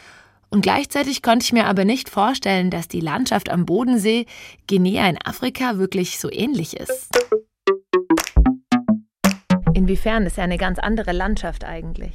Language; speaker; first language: German; native; German